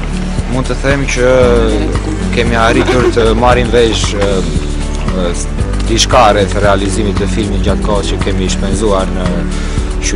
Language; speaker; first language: Albanian; native; Albanian